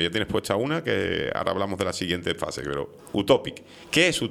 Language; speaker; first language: Spanish; native; Spanish